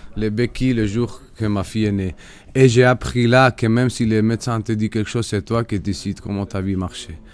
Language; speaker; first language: French; non-native, fluent; Spanish